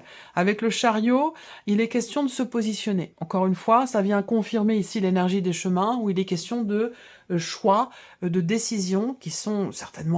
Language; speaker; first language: French; native; French